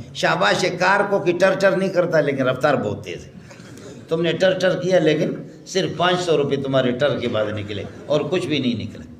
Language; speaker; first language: Urdu; non-native, local second language; Baluchi